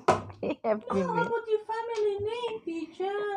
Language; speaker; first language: English; non-native, learner; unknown